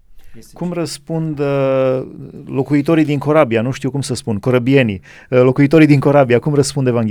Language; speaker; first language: Romanian; native; Romanian